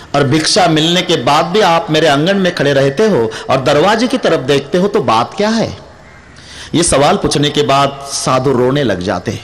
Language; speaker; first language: Hindi; non-native, local second language; Marathi